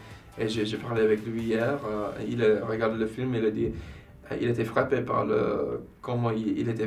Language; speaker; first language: French; non-native, fluent; English